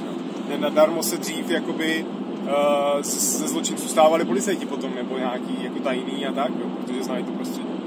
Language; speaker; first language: Czech; native; Czech